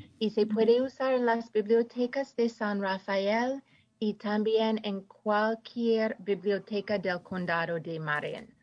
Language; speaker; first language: Spanish; non-native, fluent; English